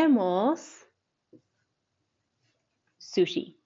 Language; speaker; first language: Spanish; non-native, fluent; English